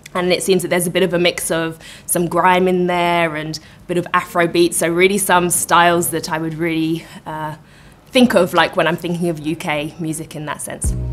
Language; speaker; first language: English; native; English